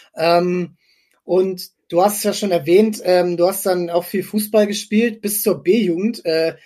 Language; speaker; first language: German; native; German